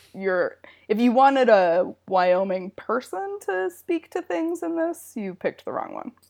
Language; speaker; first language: English; native; English